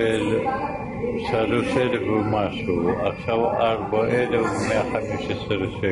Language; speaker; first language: Hebrew; non-native, learner; Russian